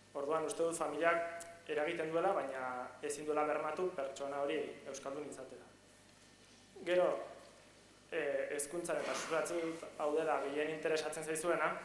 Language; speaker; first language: Basque; non-native, local second language; Spanish